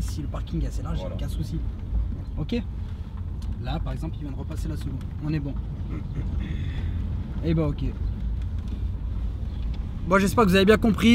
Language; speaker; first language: French; native; French